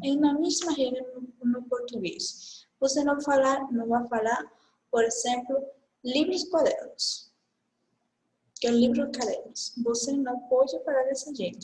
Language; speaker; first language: Portuguese; non-native, fluent; Spanish